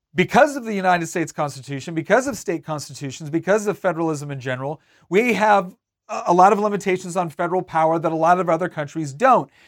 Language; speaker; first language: English; native; English